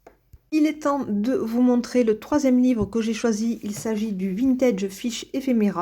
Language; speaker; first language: French; native; French